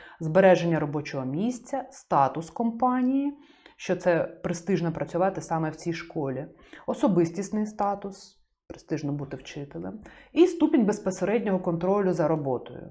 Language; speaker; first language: Ukrainian; native; Ukrainian